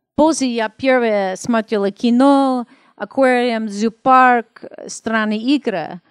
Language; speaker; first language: Russian; non-native, learner; English